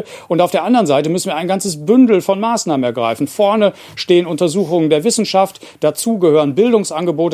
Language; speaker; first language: German; native; German